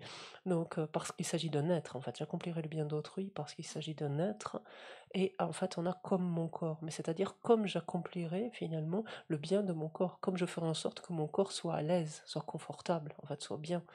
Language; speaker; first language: French; native; French